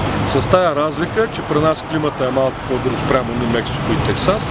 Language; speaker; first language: Bulgarian; native; Bulgarian